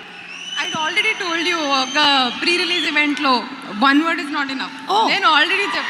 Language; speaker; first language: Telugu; non-native, learner; Kannada